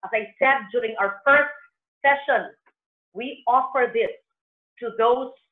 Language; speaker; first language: English; non-native, local second language; Filipino